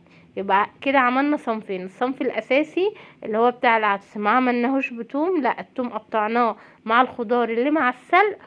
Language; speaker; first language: Arabic; native; Arabic